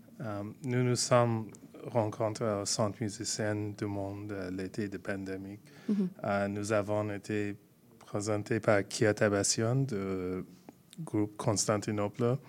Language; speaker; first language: French; non-native, learner; Persian